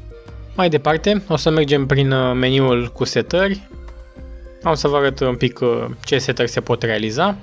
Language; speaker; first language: Romanian; native; Romanian